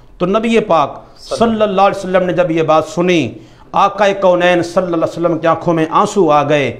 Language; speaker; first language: Urdu; non-native, local second language; Punjabi